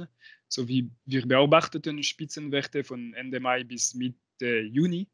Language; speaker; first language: German; non-native, local second language; French